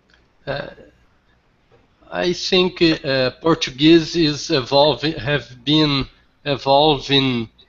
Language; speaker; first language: English; non-native, learner; Portuguese